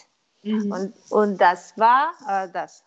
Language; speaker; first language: German; non-native, learner; Korean